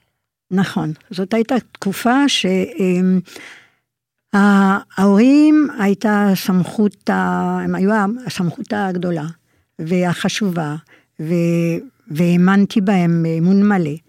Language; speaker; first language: Hebrew; non-native, fluent; French